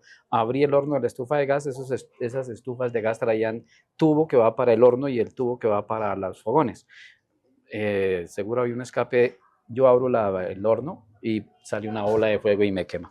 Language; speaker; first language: Spanish; native; Spanish